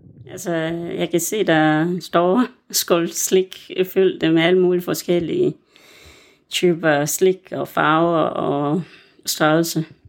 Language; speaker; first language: Danish; non-native, fluent; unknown